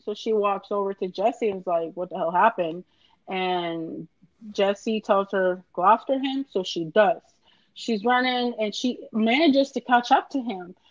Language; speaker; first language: English; native; English